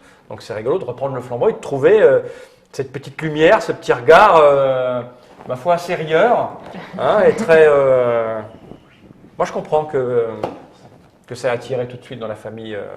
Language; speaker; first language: French; native; French